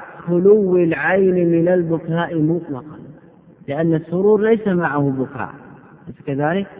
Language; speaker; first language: Arabic; native; Arabic